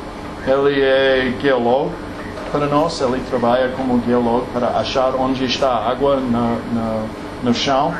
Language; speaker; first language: Portuguese; non-native, learner; English